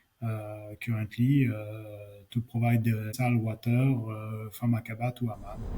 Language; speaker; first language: English; non-native, fluent; French